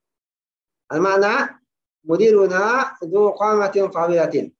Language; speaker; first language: Arabic; non-native, fluent; Indonesian